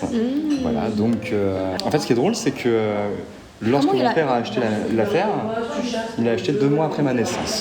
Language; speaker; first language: French; native; French